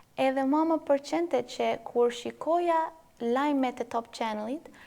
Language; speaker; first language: Albanian; early bilingual, heritage; Albanian